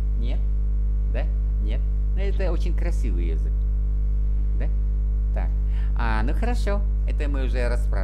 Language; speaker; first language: Russian; non-native, fluent; Vietnamese